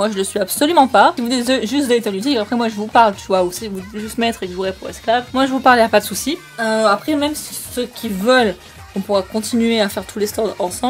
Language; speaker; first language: French; native; French